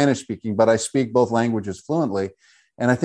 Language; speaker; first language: English; native; English